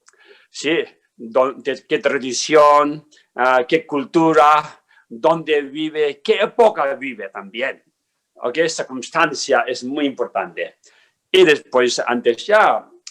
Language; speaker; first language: Spanish; non-native, learner; Tibetan